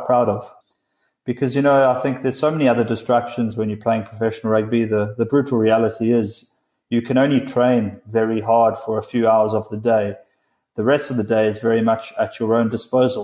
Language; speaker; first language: English; native; English